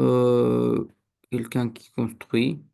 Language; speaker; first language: French; non-native, learner; Romanian